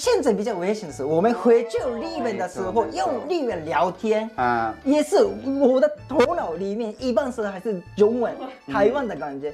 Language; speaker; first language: Chinese; non-native, fluent; Japanese